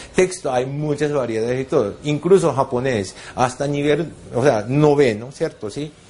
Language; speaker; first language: Spanish; non-native, fluent; Japanese